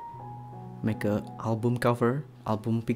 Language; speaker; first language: English; non-native, learner; Indonesian